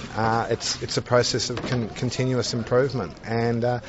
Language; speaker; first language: English; native; English